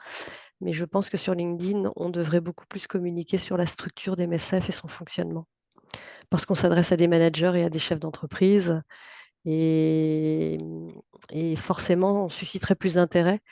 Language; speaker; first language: French; native; French